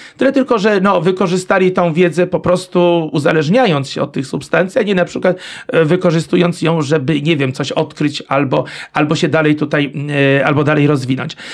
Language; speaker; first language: Polish; native; Polish